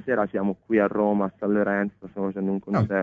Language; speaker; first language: Italian; native; Italian